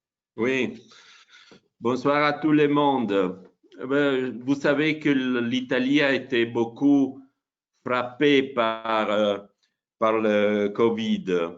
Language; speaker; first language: French; non-native, fluent; Italian